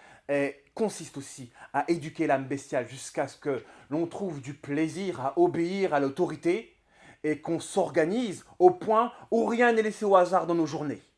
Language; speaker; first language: French; native; French